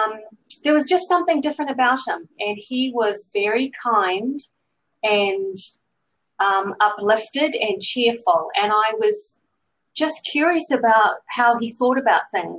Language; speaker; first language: English; native; English